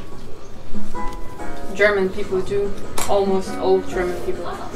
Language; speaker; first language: English; non-native, fluent; German